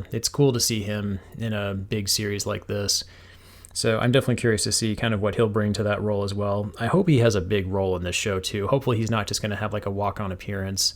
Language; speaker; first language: English; native; English